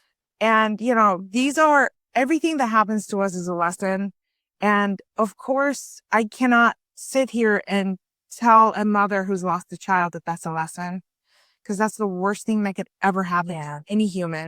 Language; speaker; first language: English; early bilingual, other home language; Persian